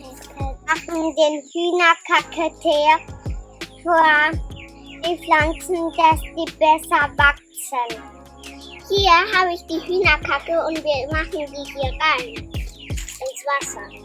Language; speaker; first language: German; early bilingual, heritage; German